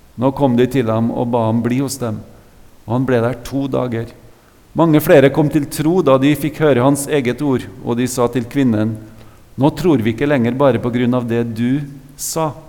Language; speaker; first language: Norwegian; native; Norwegian